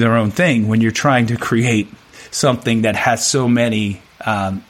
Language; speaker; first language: English; native; English